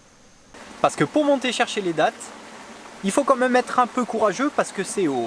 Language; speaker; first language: French; native; French